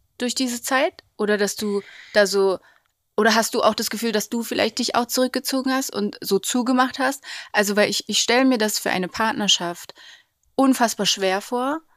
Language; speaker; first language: German; native; German